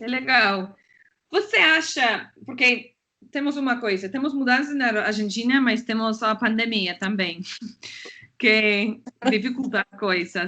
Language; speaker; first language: Portuguese; non-native, fluent; English